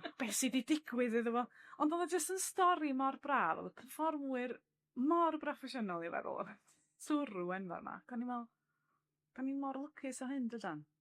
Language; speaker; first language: Welsh; native; Welsh